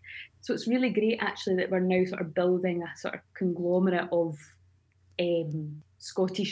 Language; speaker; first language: English; native; English